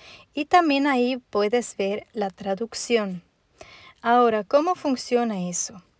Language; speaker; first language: Spanish; non-native, fluent; German